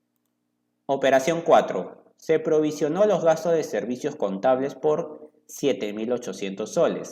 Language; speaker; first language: Spanish; native; Spanish